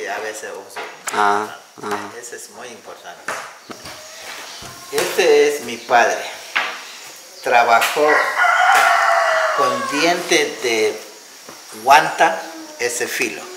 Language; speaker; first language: Spanish; non-native, local second language; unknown